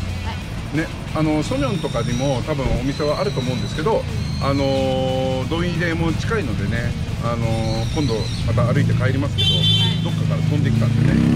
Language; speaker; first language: Japanese; native; Japanese